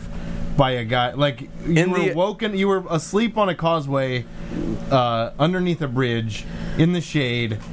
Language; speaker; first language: English; native; English